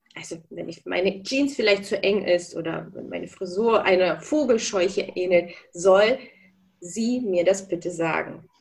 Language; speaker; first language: German; early bilingual, other home language; Russian